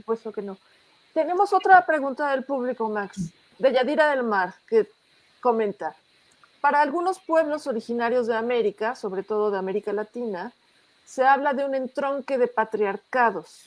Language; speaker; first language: Spanish; native; Spanish